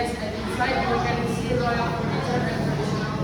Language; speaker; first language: English; non-native, learner; Indonesian